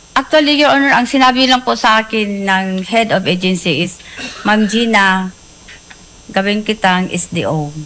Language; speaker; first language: Filipino; non-native, local second language; Cebuano